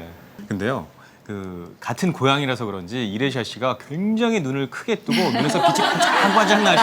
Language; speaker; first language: Korean; native; Korean